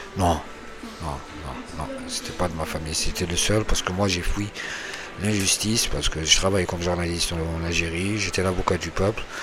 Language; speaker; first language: French; non-native, local second language; Arabic